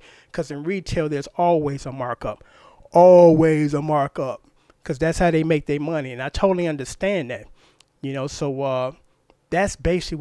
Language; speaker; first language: English; native; English